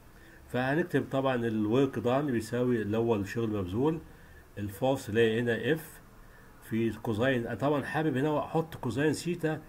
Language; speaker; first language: Arabic; native; Arabic